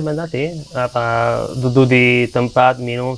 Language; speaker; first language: Indonesian; non-native, fluent; Italian